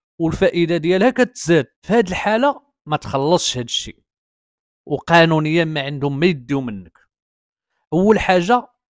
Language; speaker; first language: Arabic; native; Arabic